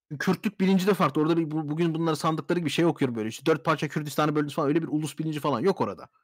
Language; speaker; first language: Turkish; native; Turkish